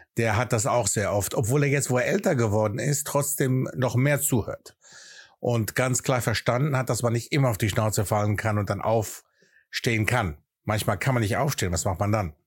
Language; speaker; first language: German; early bilingual, other home language; Greek